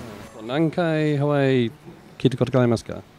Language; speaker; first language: Japanese; non-native, learner; English